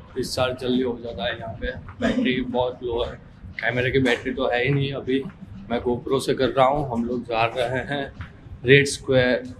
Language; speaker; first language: Hindi; non-native, local second language; Gujarati